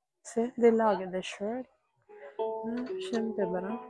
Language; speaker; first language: Norwegian; non-native, learner; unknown